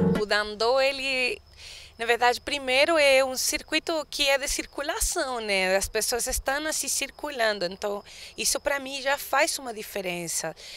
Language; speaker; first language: Portuguese; non-native, fluent; Spanish